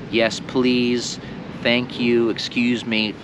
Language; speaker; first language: Polish; non-native, fluent; English